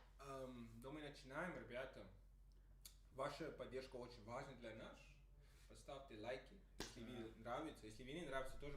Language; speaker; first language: Russian; non-native, fluent; English